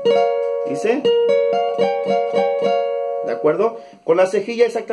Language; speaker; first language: Spanish; native; Spanish